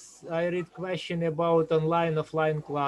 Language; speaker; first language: English; non-native, learner; Ukrainian